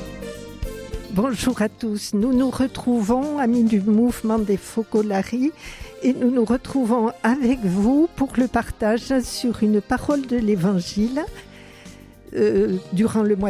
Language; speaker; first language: French; native; French